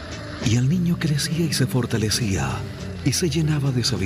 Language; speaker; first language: Spanish; native; Spanish